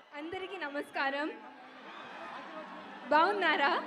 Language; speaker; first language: Telugu; non-native, local second language; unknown